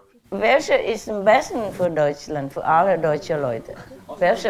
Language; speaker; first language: German; non-native, learner; Vietnamese